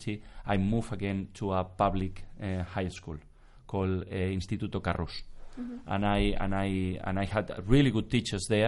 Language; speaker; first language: English; non-native, fluent; Spanish